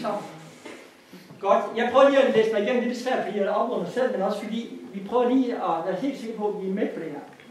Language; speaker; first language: Danish; native; Danish